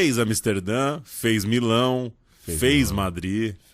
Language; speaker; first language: Portuguese; native; Portuguese